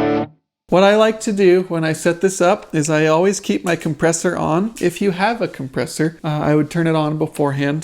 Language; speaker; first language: English; native; English